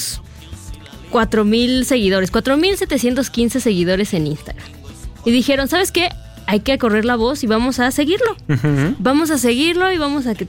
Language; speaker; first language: Spanish; native; Spanish